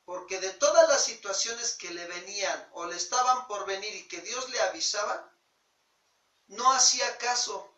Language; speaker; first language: Spanish; native; Spanish